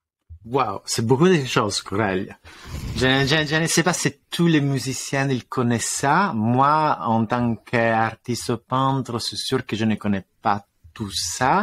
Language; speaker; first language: French; non-native, fluent; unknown